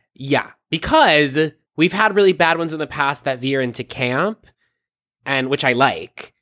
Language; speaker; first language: English; native; English